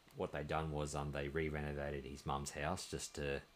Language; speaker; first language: English; native; English